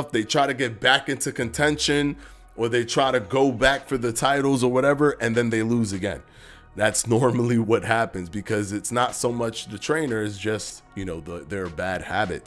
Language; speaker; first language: English; native; English